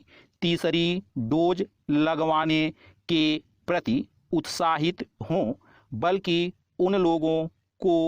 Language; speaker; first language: Hindi; native; Hindi